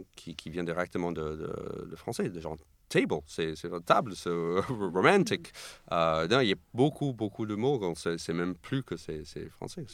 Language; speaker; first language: French; non-native, fluent; English